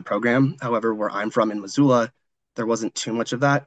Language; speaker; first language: English; native; English